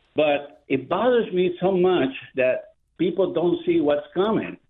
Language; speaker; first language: English; non-native, fluent; Spanish